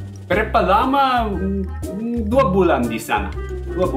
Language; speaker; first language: Indonesian; non-native, fluent; German